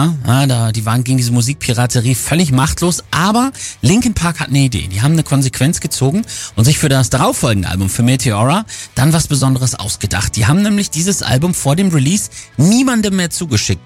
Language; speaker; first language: German; native; German